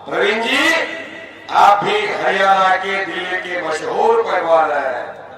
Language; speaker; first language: Hindi; non-native, local second language; Marathi